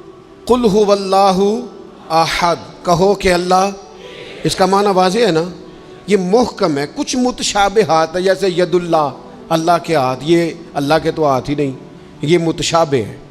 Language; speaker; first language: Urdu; non-native, local second language; Punjabi